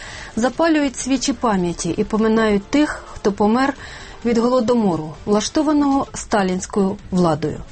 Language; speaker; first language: Ukrainian; native; Ukrainian